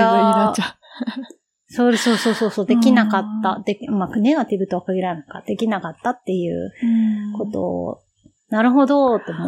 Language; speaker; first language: Japanese; native; Japanese